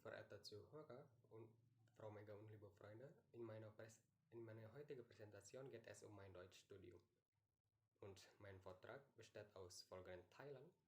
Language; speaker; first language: German; non-native, learner; Indonesian